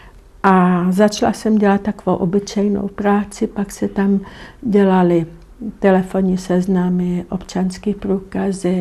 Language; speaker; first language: Czech; non-native, local second language; German